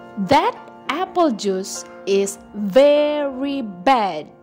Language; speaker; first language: English; non-native, fluent; Indonesian